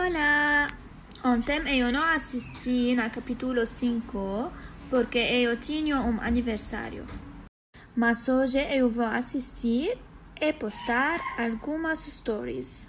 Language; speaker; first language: Portuguese; non-native, learner; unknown